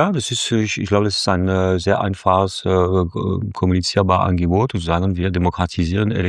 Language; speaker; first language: German; non-native, fluent; French